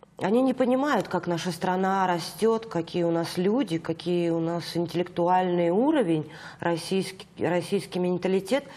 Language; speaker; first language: Russian; native; Russian